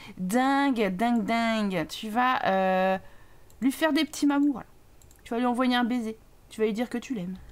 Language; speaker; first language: French; native; French